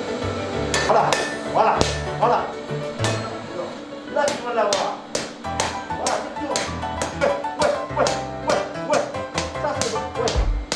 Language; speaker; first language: French; native; French